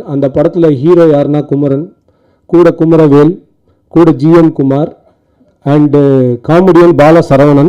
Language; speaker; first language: Tamil; native; Tamil